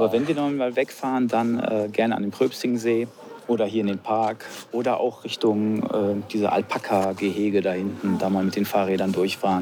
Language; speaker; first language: German; native; German